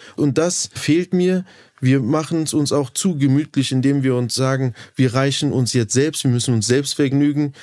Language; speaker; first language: German; early bilingual, other home language; Turkish